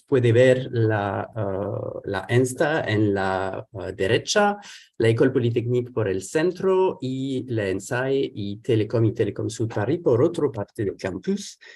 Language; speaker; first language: Spanish; non-native, fluent; French